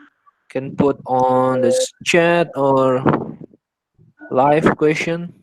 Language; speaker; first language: English; non-native, learner; Indonesian